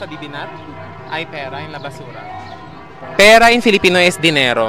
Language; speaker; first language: Spanish; non-native, fluent; Filipino